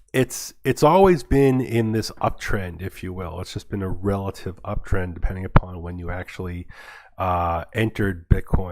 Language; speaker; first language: English; native; English